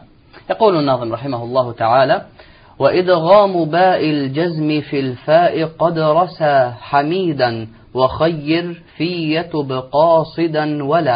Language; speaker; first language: Arabic; native; Arabic